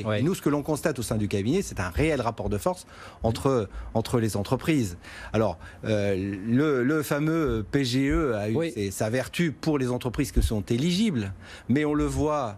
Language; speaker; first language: French; native; French